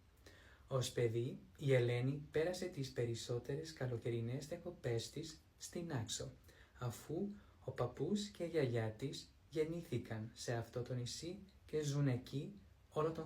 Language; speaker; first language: Greek; non-native, learner; English